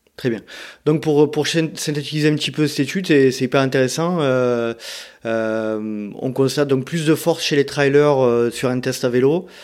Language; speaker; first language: French; native; French